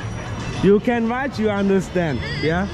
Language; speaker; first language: English; non-native, learner; Turkish